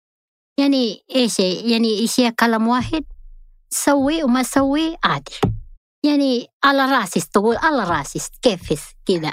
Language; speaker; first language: Arabic; non-native, learner; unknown